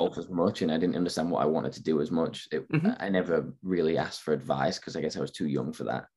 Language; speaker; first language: English; native; English